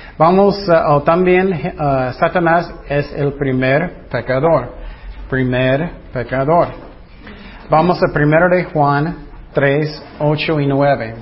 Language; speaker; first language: Spanish; non-native, fluent; English